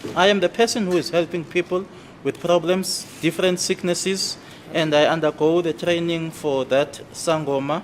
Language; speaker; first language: English; non-native, local second language; Zulu